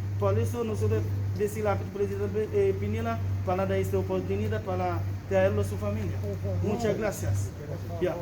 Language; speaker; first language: Spanish; non-native, learner; Haitian Creole